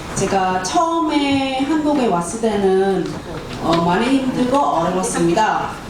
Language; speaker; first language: Korean; non-native, learner; Khmer